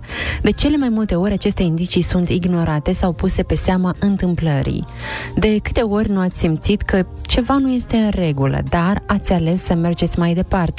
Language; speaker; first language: Romanian; native; Romanian